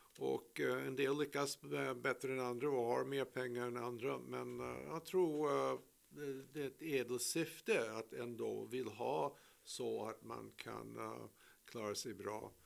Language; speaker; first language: Swedish; non-native, fluent; English